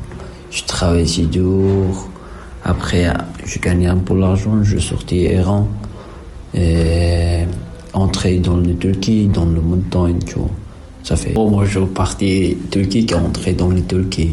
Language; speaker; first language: French; non-native, learner; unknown